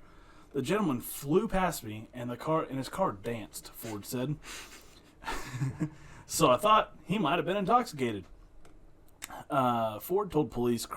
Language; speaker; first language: English; native; English